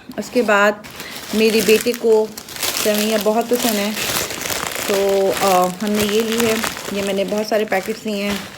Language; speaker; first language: Urdu; native; Urdu